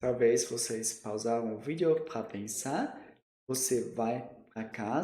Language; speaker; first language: Portuguese; non-native, fluent; German